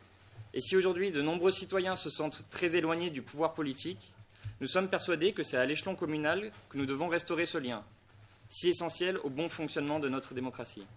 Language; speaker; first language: French; native; French